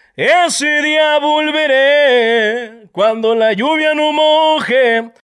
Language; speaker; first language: Spanish; native; Spanish